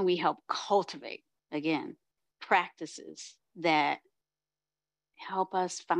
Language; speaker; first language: English; native; English